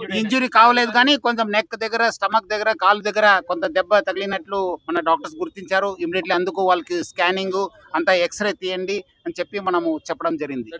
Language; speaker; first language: Telugu; non-native, fluent; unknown